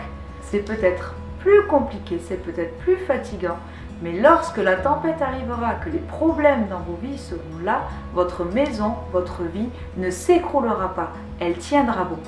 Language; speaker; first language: French; native; French